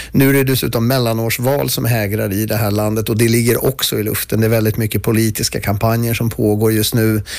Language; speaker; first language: Swedish; early bilingual, other home language; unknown